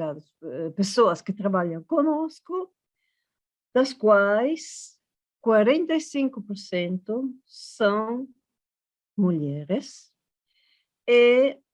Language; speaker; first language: Portuguese; non-native, fluent; Italian